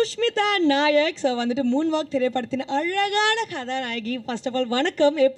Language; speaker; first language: Tamil; native; Tamil